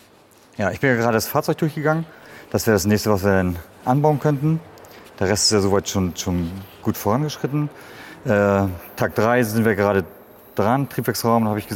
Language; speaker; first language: German; native; German